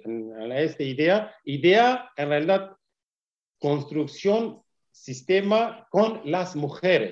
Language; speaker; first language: Spanish; non-native, learner; Kurdish